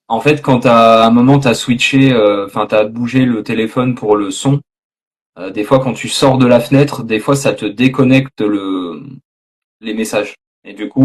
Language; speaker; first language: French; native; French